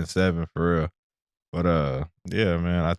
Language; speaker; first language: English; native; English